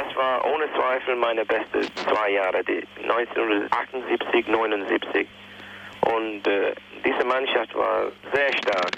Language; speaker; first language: German; non-native, fluent; English